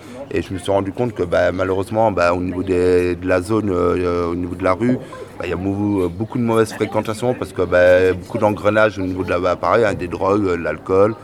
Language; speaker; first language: French; native; French